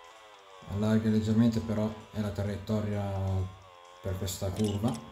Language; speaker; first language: Italian; native; Italian